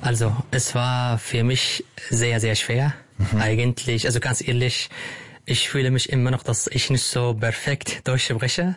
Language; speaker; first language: German; non-native, fluent; Arabic